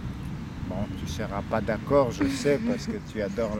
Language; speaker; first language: French; non-native, fluent; Serbian